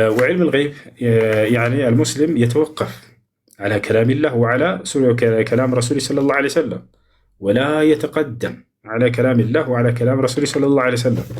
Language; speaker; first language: Arabic; non-native, fluent; Amharic